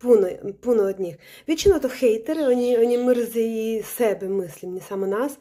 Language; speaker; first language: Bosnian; non-native, learner; Russian